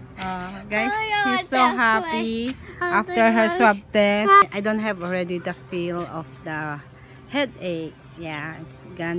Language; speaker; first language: English; non-native, local second language; Filipino